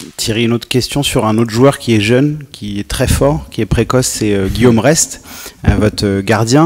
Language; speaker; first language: French; native; French